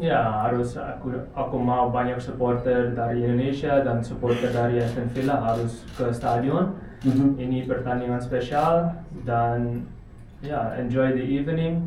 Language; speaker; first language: Indonesian; non-native, learner; Dutch